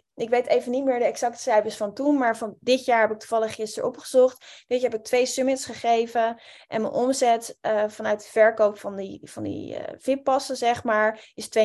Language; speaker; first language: Dutch; native; Dutch